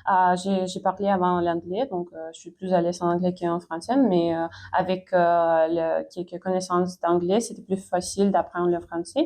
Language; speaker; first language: French; non-native, fluent; Ukrainian